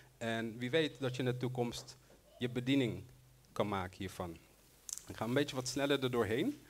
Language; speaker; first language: Dutch; non-native, local second language; Papiamento